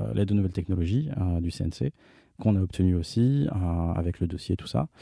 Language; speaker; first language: French; native; French